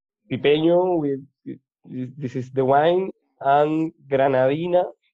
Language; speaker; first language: English; non-native, learner; Spanish